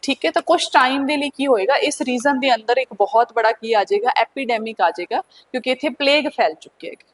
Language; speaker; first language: Hindi; non-native, local second language; Punjabi